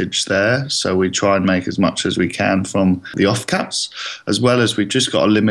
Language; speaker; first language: English; native; English